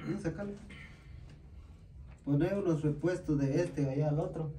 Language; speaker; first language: Spanish; native; Spanish